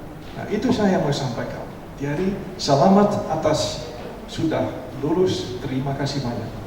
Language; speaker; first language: Indonesian; non-native, fluent; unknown